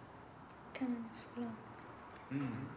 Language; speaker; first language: German; non-native, learner; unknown